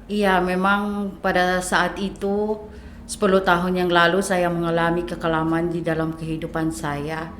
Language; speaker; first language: Indonesian; non-native, fluent; Filipino